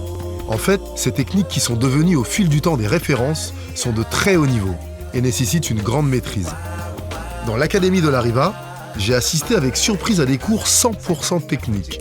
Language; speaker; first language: French; native; French